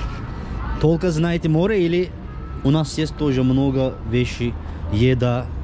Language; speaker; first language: Russian; non-native, learner; Turkish